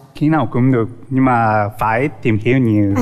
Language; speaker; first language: Vietnamese; non-native, learner; Japanese